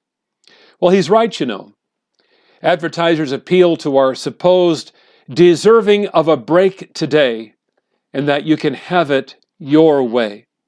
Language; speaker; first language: English; native; English